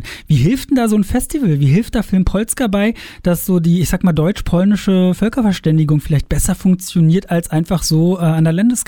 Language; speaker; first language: German; native; German